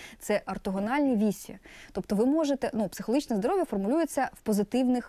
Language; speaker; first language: Ukrainian; non-native, local second language; Russian